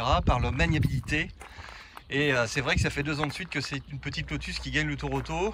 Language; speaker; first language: French; native; French